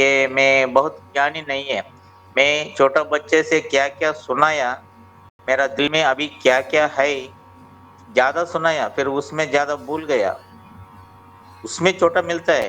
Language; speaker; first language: Hindi; non-native, local second language; Telugu